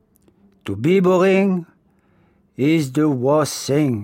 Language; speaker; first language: English; non-native, fluent; French